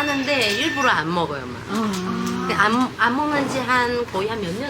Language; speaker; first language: Korean; non-native, fluent; Chinese